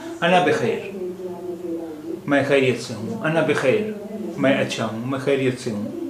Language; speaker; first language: Urdu; native; Urdu